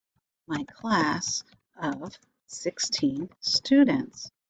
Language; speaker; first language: English; native; English